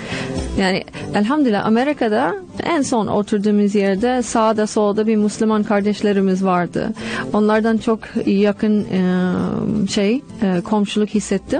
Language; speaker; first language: Turkish; non-native, fluent; English